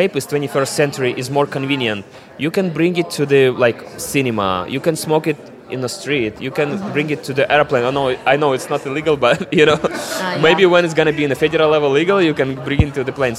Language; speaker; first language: English; non-native, fluent; Russian